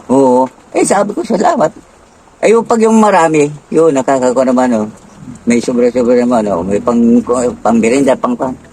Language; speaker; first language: Filipino; native; Filipino